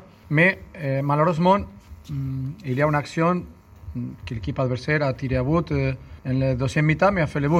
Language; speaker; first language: French; non-native, learner; Spanish